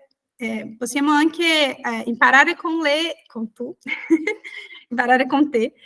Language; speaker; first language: Italian; non-native, fluent; Portuguese